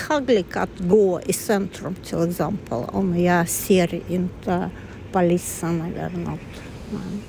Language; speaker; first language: Swedish; non-native, learner; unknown